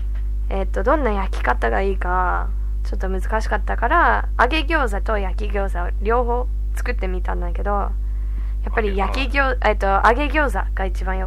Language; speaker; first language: Japanese; non-native, fluent; English